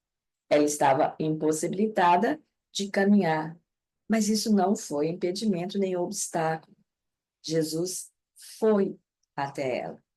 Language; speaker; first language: Portuguese; native; Portuguese